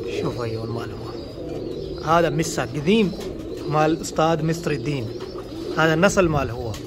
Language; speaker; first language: Arabic; non-native, learner; Urdu